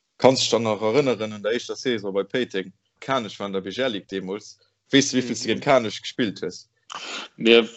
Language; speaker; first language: Luxembourgish; native; Luxembourgish